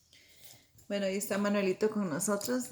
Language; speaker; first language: Spanish; native; Spanish